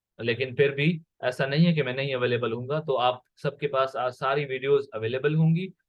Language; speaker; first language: Urdu; non-native, local second language; Sindhi